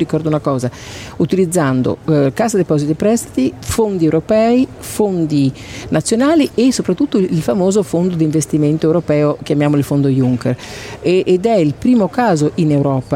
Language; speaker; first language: Italian; native; Italian